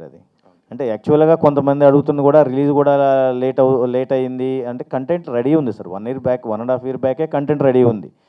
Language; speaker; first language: Telugu; native; Telugu